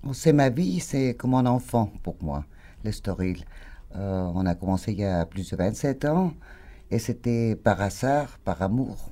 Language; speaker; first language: French; non-native, fluent; Spanish